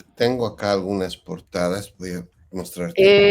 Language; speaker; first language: Spanish; native; Spanish